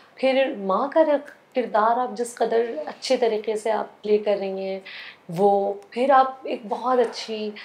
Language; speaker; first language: Urdu; native; Urdu